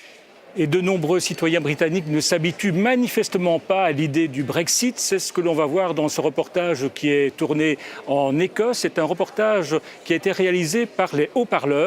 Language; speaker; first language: French; native; French